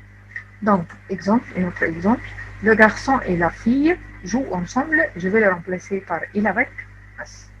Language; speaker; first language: French; non-native, fluent; Arabic